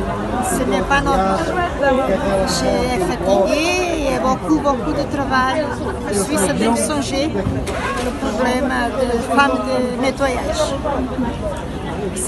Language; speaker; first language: French; non-native, learner; Portuguese